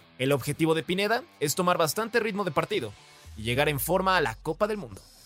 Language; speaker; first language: Spanish; native; Spanish